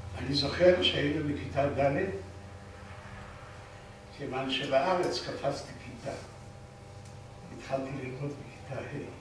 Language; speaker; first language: Hebrew; early bilingual, other home language; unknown